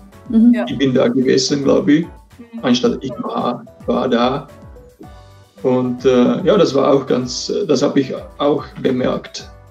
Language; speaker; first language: German; non-native, fluent; Czech